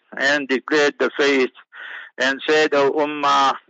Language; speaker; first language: English; native; English